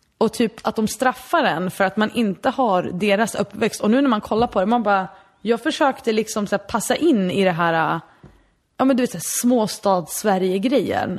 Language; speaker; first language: Swedish; early bilingual, other home language; Arabic